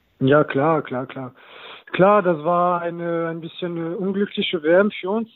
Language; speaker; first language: German; non-native, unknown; French